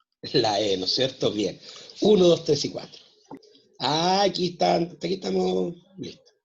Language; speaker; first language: Spanish; native; Spanish